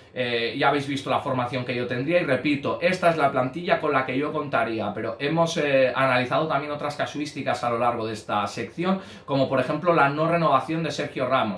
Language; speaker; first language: Spanish; native; Spanish